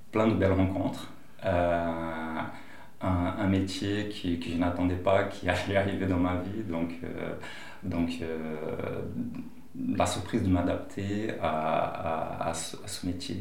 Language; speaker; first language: French; non-native, fluent; Portuguese